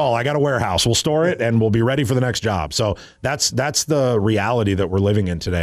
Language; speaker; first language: English; native; English